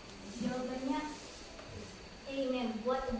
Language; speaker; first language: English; non-native, learner; Indonesian